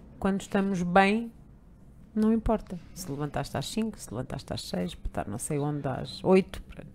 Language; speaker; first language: Portuguese; native; Portuguese